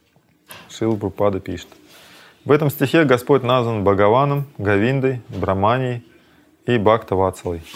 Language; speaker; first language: Russian; native; Russian